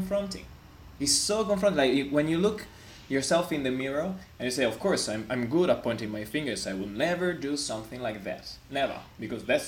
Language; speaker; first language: English; non-native, fluent; Italian